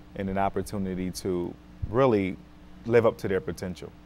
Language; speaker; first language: English; native; English